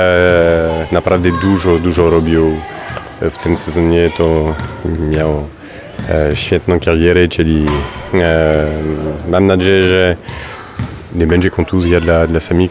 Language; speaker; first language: Polish; non-native, fluent; French